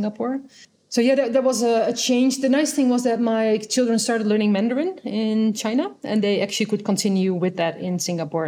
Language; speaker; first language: English; non-native, fluent; Dutch